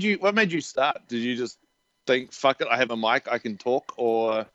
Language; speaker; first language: English; native; English